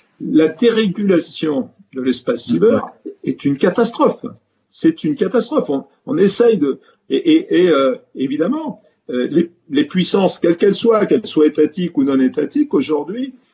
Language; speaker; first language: French; native; French